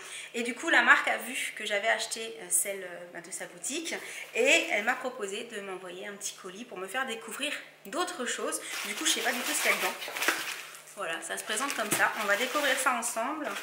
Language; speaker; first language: French; native; French